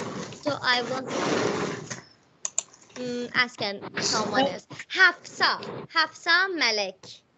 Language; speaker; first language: English; non-native, fluent; Persian